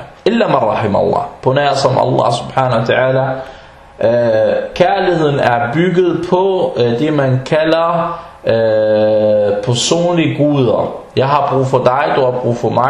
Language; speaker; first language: Danish; early bilingual, other home language; Arabic